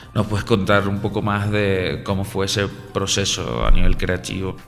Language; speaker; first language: Spanish; native; Spanish